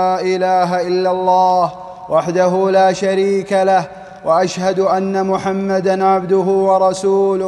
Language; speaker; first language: Arabic; native; Arabic